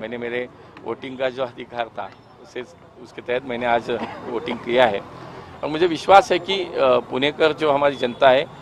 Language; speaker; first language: Hindi; non-native, local second language; Marathi